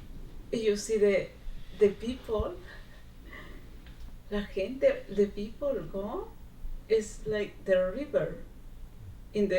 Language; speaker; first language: English; non-native, learner; Spanish